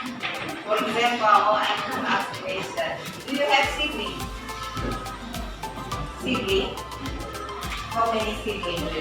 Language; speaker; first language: English; non-native, learner; Indonesian